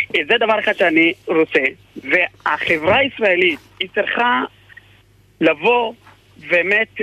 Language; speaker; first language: Hebrew; non-native, fluent; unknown